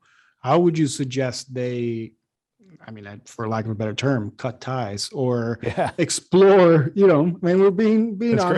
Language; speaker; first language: English; native; English